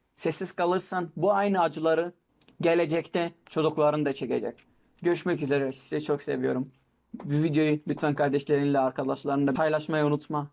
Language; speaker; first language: Turkish; non-native, local second language; Kurdish